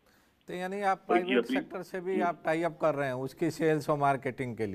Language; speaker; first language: Hindi; native; Hindi